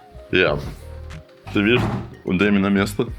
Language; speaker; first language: Russian; non-native, fluent; English